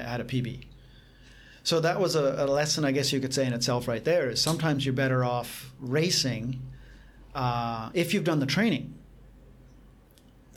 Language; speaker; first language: English; native; English